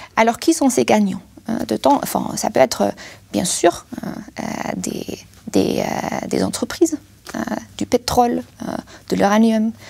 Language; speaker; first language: French; non-native, fluent; German